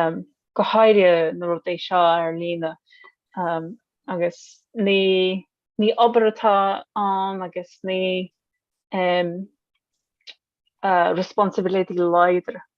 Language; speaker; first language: Irish; non-native, learner; English